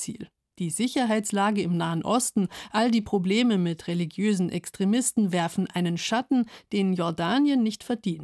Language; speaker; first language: German; native; German